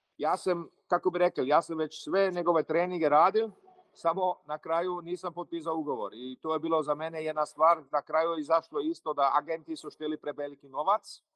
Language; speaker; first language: Croatian; early bilingual, heritage; Croatian